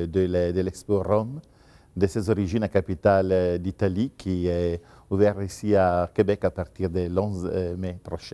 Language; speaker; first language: French; non-native, fluent; Italian